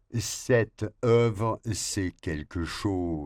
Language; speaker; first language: French; non-native, fluent; Spanish